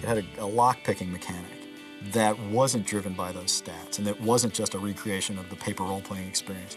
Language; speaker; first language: English; native; English